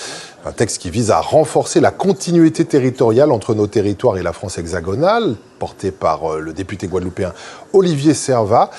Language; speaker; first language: French; native; French